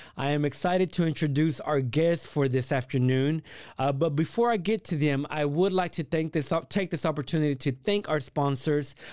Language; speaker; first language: English; early bilingual, other home language; Spanish